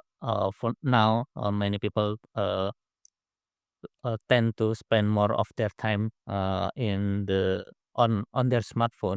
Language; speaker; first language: English; non-native, learner; Indonesian